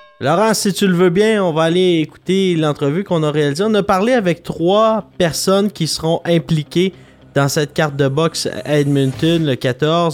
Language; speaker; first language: French; native; French